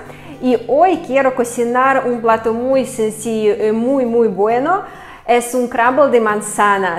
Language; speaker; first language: Spanish; non-native, fluent; Russian